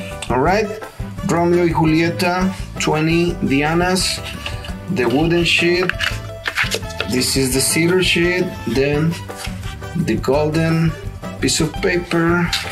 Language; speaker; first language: English; non-native, fluent; Spanish